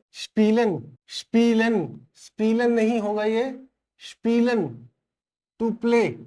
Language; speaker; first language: Hindi; native; Hindi